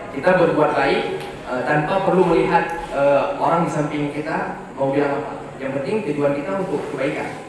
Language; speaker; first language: Indonesian; non-native, local second language; Achinese